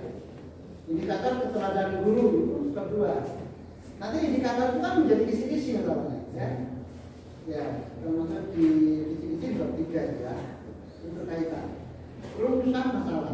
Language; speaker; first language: Indonesian; native; Indonesian